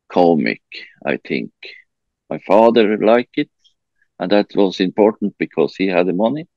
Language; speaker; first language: English; non-native, learner; Norwegian